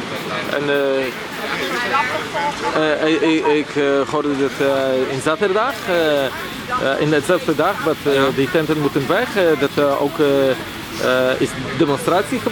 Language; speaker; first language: Dutch; non-native, learner; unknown